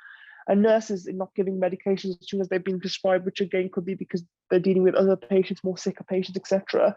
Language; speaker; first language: English; native; English